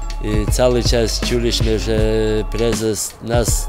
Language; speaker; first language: Polish; non-native, fluent; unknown